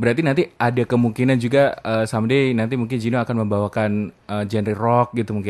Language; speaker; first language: Indonesian; native; Indonesian